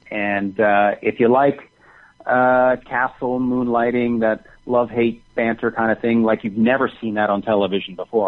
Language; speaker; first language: English; native; English